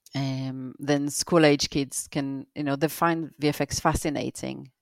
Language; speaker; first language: English; non-native, fluent; Hebrew